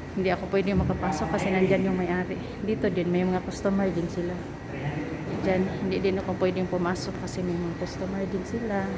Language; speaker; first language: Filipino; non-native, local second language; Cebuano